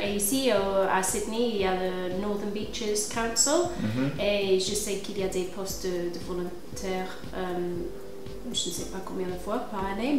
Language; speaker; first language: French; non-native, fluent; English